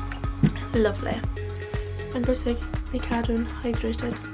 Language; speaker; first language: Welsh; non-native, local second language; English